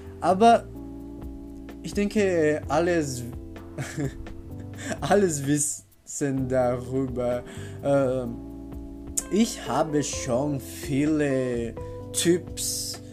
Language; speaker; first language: German; non-native, learner; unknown